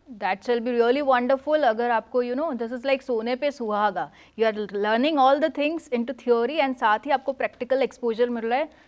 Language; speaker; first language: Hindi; non-native, local second language; Gujarati